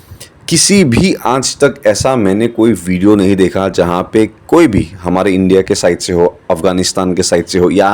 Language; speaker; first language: Hindi; non-native, local second language; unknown